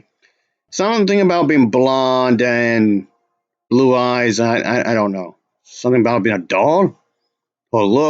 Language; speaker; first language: English; native; English